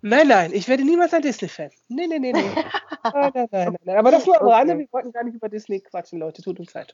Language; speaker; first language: German; native; German